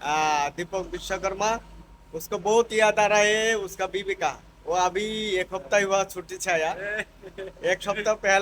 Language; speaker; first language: Hindi; non-native, learner; Bangla